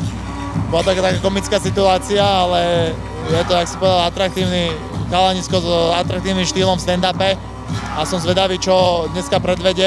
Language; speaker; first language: Slovak; native; Slovak